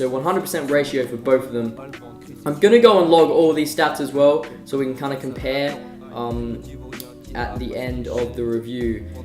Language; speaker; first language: English; native; English